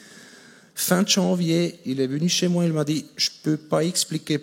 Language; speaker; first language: French; non-native, fluent; German